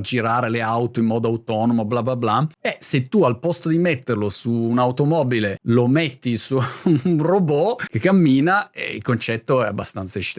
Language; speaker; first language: Italian; native; Italian